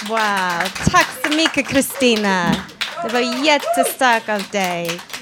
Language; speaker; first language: Swedish; non-native, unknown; English